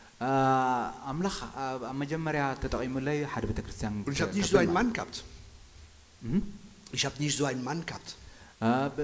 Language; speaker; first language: German; non-native, fluent; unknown